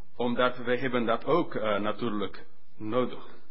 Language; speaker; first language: Dutch; non-native, fluent; English